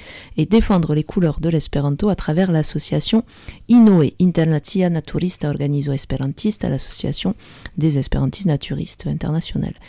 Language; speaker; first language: French; native; French